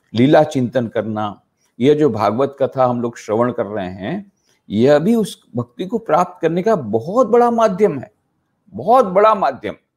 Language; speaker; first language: Hindi; non-native, local second language; Gujarati